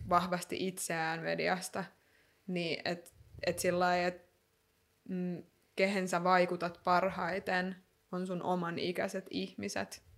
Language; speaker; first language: Finnish; native; Finnish